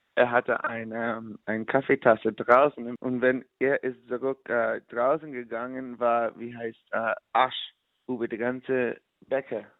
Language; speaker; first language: German; non-native, learner; English